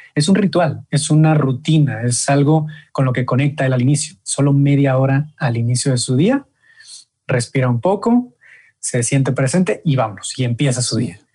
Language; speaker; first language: Spanish; native; Spanish